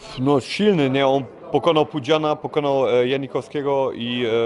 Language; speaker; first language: Polish; early bilingual, heritage; Polish